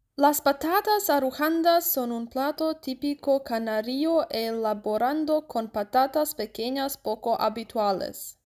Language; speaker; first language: Spanish; non-native, learner; German